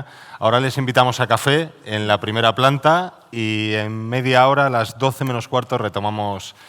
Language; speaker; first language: Spanish; native; Spanish